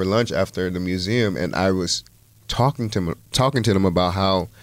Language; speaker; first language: English; native; English